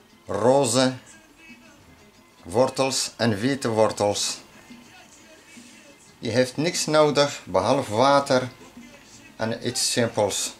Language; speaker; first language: Dutch; non-native, learner; Arabic